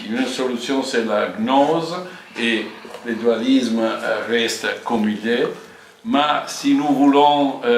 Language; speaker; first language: French; non-native, fluent; Italian